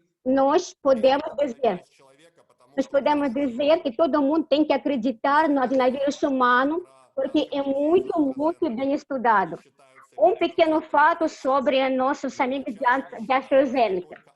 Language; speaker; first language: Portuguese; non-native, fluent; Russian